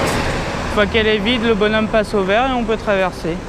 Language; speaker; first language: French; native; French